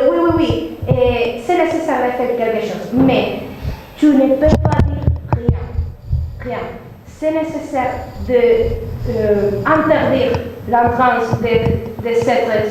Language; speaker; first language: French; non-native, learner; Spanish